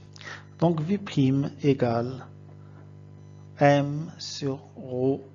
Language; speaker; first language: French; non-native, local second language; Arabic